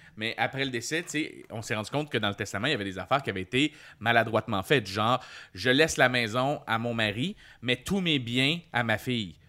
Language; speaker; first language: French; native; French